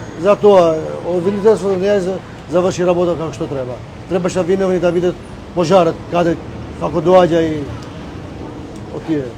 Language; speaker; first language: Macedonian; non-native, local second language; Albanian